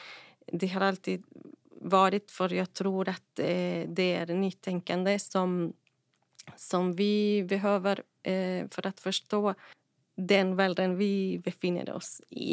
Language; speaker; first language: Swedish; non-native, fluent; Spanish